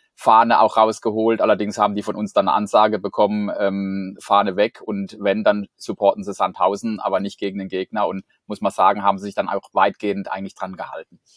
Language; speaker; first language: German; native; German